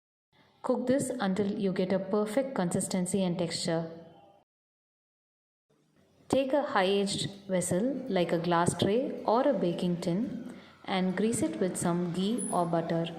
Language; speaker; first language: English; non-native, local second language; Tamil